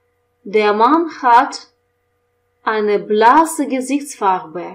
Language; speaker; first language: German; non-native, fluent; Russian